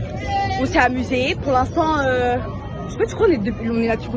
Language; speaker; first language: French; native; French